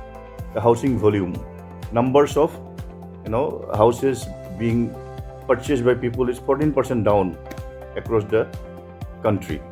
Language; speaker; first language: English; non-native, local second language; Assamese